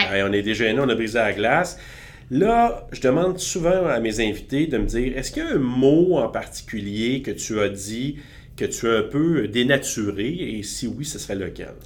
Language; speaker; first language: French; native; French